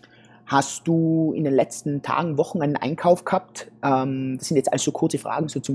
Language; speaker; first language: German; native; German